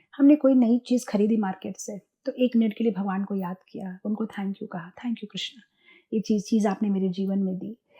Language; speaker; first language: Hindi; non-native, local second language; Gujarati